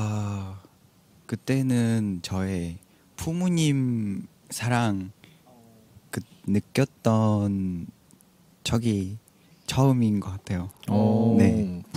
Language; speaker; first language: Korean; non-native, fluent; Vietnamese